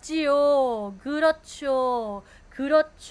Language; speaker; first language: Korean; non-native, fluent; Filipino